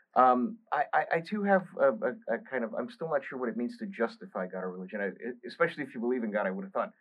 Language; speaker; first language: English; early bilingual, other home language; Bulgarian